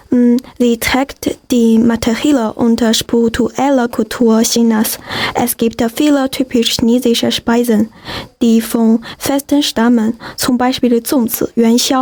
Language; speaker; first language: German; non-native, learner; Chinese